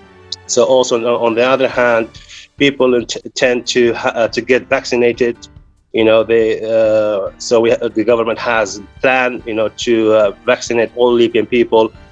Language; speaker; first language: English; non-native, fluent; Arabic